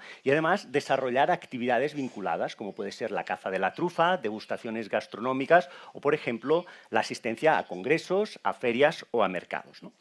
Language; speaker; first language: Spanish; native; Spanish